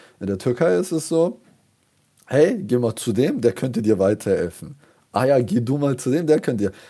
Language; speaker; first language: German; early bilingual, other home language; Kurdish